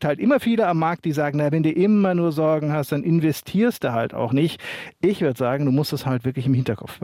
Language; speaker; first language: German; native; German